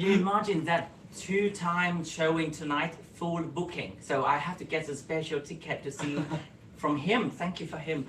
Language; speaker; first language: English; non-native, learner; Thai